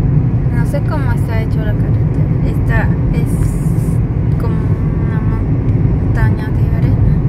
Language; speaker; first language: Spanish; non-native, fluent; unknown